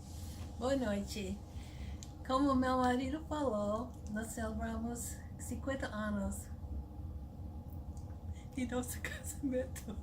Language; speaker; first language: Portuguese; non-native, learner; English